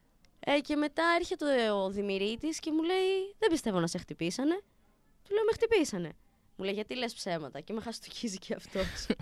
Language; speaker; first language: Greek; native; Greek